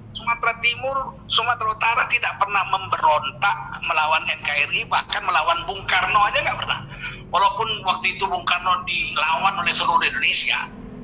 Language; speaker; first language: Indonesian; native; Indonesian